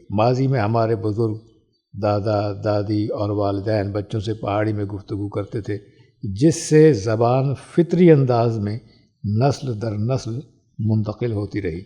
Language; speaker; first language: Urdu; non-native, local second language; Pahari-Potwari